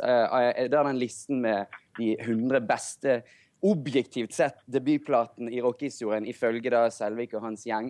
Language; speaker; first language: Norwegian; native; Norwegian